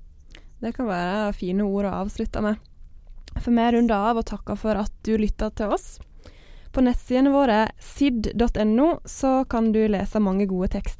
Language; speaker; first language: Norwegian; native; Norwegian